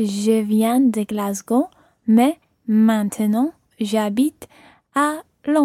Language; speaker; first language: French; non-native, learner; English